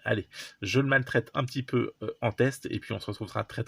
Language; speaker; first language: French; native; French